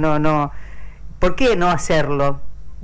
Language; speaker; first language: Spanish; native; Spanish